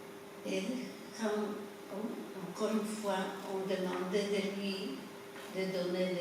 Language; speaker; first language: French; non-native, fluent; Polish